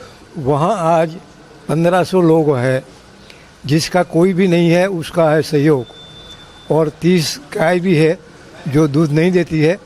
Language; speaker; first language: Hindi; non-native, local second language; Gujarati